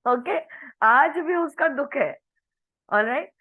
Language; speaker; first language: Hindi; non-native, local second language; Marathi